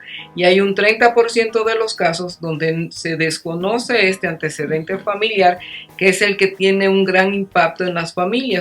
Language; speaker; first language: Spanish; native; Spanish